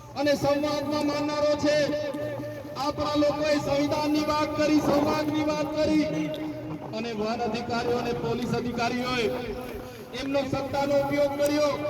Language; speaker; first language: Gujarati; non-native, local second language; Vasavi